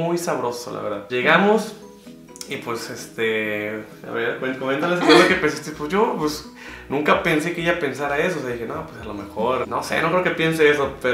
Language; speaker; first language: Spanish; native; Spanish